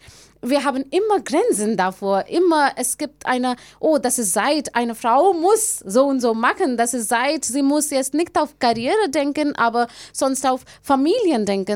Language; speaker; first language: German; non-native, learner; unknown